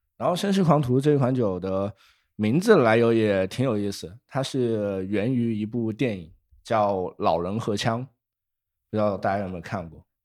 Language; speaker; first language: Chinese; native; Chinese